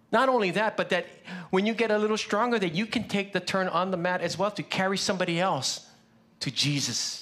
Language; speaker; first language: English; early bilingual, other home language; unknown